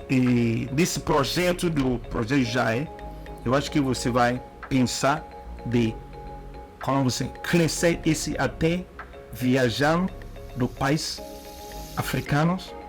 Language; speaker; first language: Portuguese; non-native, learner; Igbo